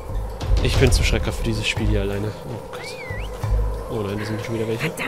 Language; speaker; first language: German; native; German